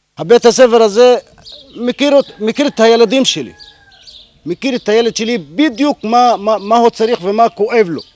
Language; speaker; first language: Hebrew; non-native, local second language; Arabic